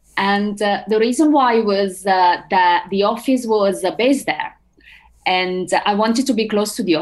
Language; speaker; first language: English; non-native, fluent; Italian